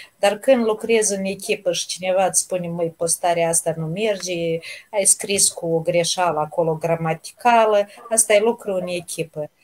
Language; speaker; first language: Romanian; native; Romanian